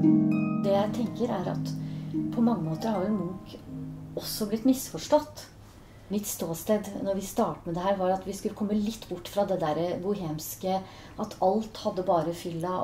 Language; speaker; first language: Norwegian; native; Norwegian